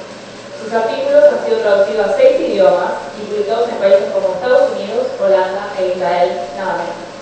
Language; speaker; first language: Spanish; native; Spanish